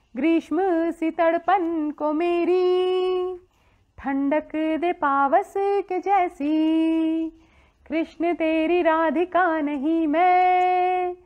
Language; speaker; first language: Hindi; native; Hindi